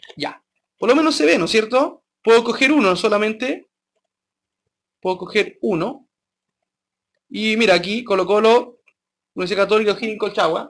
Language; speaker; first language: Spanish; native; Spanish